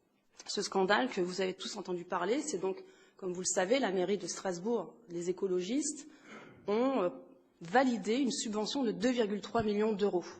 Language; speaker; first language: French; native; French